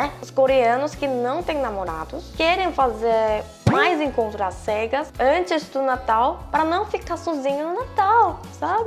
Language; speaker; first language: Portuguese; non-native, fluent; Korean